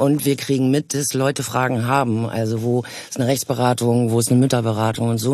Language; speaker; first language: German; native; German